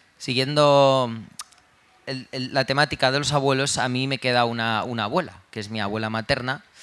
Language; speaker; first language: Spanish; early bilingual, other home language; Romanian